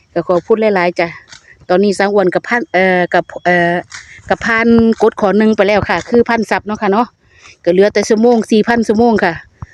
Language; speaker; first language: Thai; native; Thai